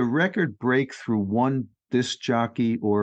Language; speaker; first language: English; native; English